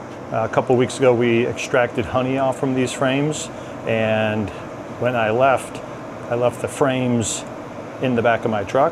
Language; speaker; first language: English; native; English